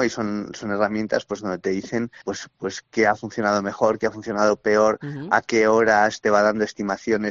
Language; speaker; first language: Spanish; native; Spanish